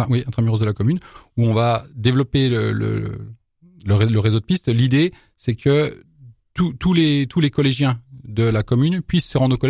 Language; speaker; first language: French; native; French